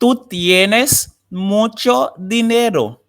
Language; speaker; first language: Spanish; non-native, fluent; Haitian Creole